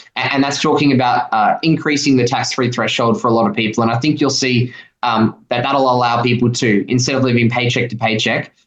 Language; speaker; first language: English; native; English